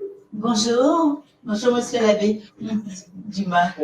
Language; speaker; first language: French; non-native, local second language; Fon